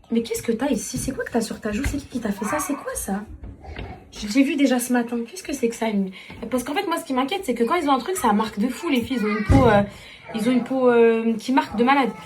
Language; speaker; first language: French; non-native, local second language; Arabic